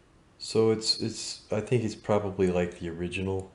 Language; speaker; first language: English; native; English